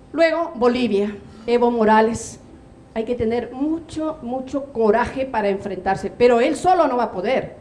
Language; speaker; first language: Spanish; native; Spanish